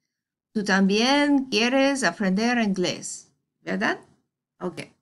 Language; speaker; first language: Spanish; non-native, fluent; English